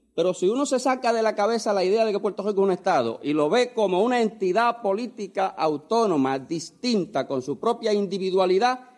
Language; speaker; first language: Spanish; native; Spanish